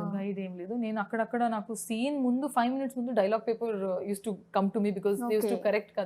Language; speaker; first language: Telugu; non-native, local second language; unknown